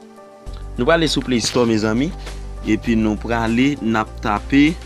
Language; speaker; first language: French; non-native, learner; Haitian Creole